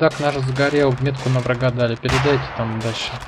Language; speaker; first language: Russian; native; Russian